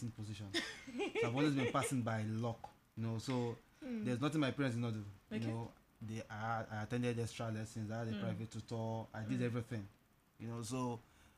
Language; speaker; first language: English; non-native, local second language; Igbo